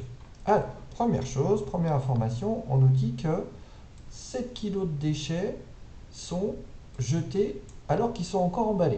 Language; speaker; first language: French; native; French